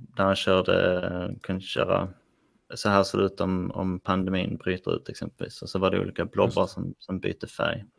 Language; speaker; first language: Swedish; native; Swedish